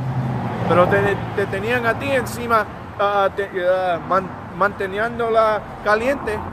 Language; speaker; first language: Spanish; early bilingual, heritage; Spanish